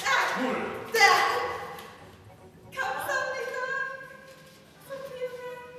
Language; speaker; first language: Korean; non-native, learner; English